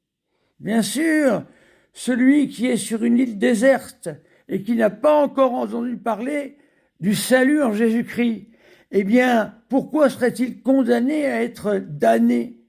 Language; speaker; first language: French; native; French